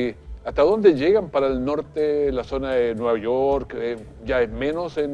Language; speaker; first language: Spanish; native; Spanish